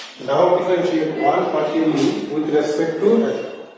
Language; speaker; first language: English; non-native, local second language; Bangla